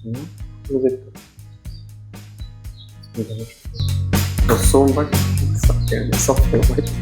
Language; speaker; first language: Arabic; native; Arabic